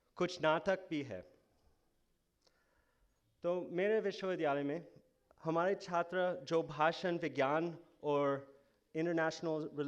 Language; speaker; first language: Hindi; non-native, fluent; English